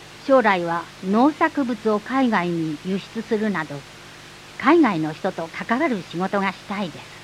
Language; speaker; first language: Japanese; native; Japanese